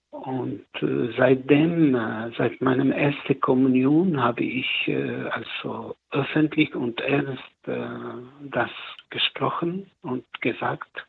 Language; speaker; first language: German; non-native, learner; Arabic